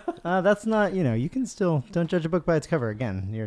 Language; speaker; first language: English; native; English